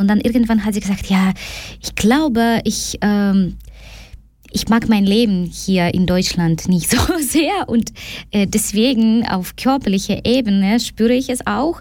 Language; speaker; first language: German; non-native, fluent; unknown